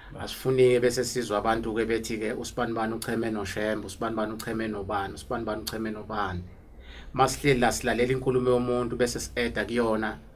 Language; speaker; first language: Zulu; native; Zulu